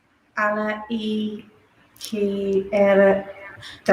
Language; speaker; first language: Spanish; non-native, learner; English